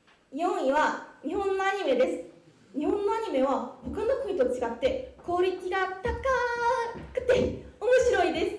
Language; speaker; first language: Japanese; non-native, fluent; Korean